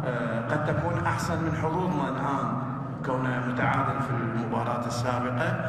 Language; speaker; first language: Arabic; native; Arabic